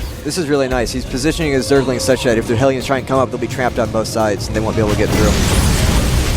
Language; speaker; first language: English; native; English